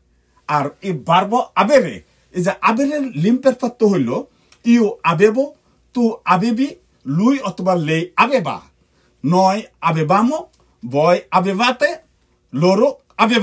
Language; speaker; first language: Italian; non-native, fluent; Bangla